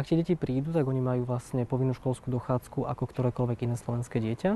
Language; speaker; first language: Slovak; native; Slovak